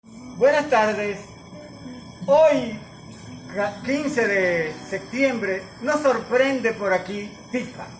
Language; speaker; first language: Spanish; native; Spanish